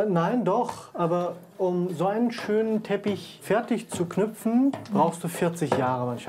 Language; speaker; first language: German; non-native, fluent; Uzbek